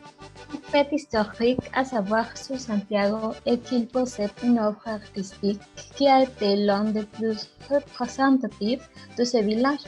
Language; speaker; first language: French; non-native, learner; Spanish